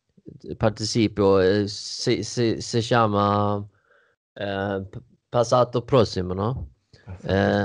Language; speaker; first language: Italian; non-native, learner; Swedish